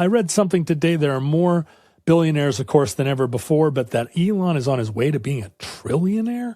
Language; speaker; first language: English; native; English